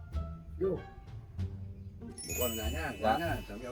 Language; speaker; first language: Vietnamese; native; Vietnamese